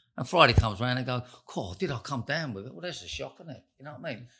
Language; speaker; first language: English; native; English